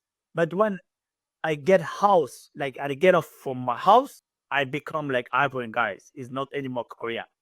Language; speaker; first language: English; non-native, learner; French